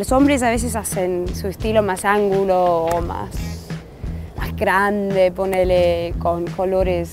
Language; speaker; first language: Spanish; non-native, fluent; English